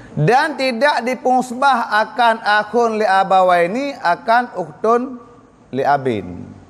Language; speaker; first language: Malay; non-native, local second language; Achinese